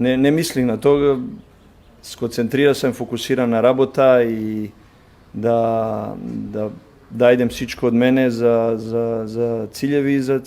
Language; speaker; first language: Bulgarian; non-native, learner; Serbian